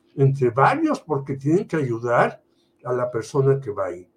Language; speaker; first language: Spanish; native; Spanish